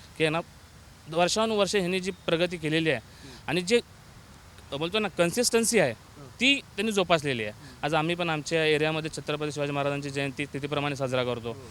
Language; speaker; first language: Marathi; native; Marathi